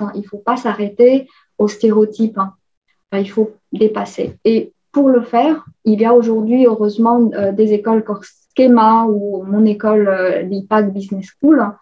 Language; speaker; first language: French; non-native, fluent; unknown